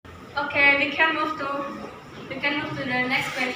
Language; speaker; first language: English; non-native, learner; Indonesian